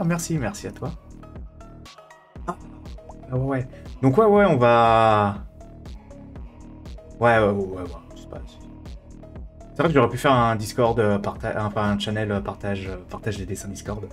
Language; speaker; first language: French; native; French